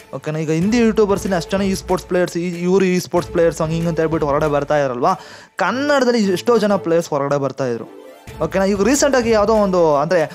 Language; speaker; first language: Kannada; non-native, local second language; Tamil